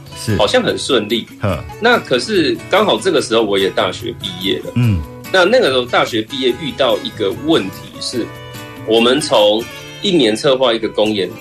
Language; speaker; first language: Chinese; native; Chinese